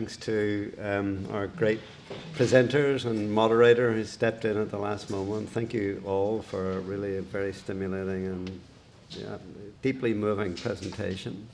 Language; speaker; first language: English; native; English